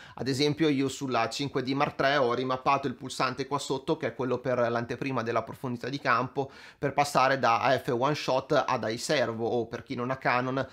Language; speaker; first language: Italian; native; Italian